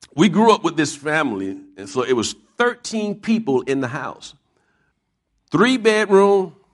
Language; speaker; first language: English; native; English